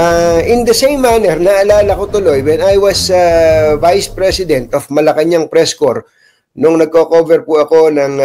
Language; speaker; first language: Filipino; native; Filipino